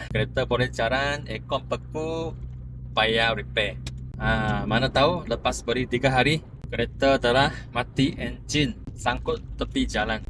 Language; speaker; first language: Malay; non-native, local second language; Chinese